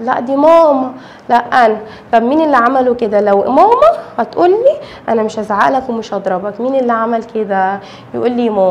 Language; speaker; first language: Arabic; native; Arabic